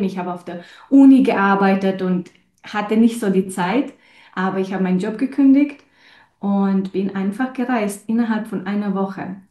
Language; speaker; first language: German; non-native, fluent; Romanian